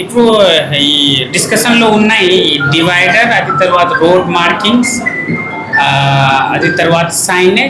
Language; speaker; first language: Telugu; non-native, fluent; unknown